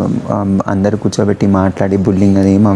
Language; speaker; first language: Telugu; native; Telugu